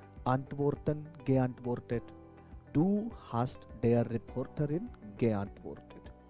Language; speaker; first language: German; non-native, fluent; Hindi